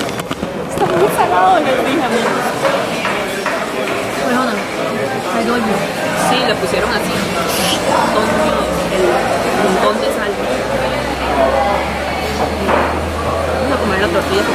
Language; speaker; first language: Spanish; early bilingual, other home language; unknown